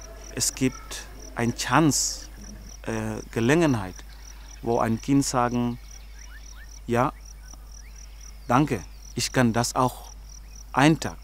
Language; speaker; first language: German; non-native, learner; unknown